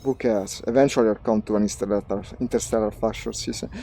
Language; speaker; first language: English; non-native, fluent; Italian